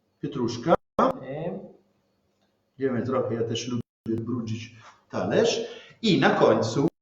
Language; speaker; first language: Polish; non-native, learner; Italian